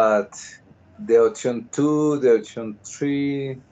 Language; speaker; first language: English; non-native, learner; Spanish